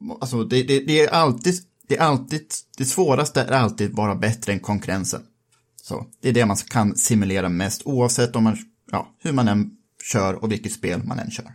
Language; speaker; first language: Swedish; native; Swedish